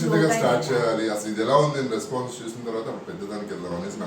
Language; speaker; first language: Telugu; native; Telugu